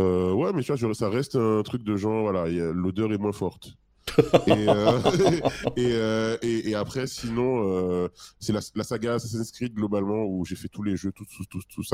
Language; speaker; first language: French; native; French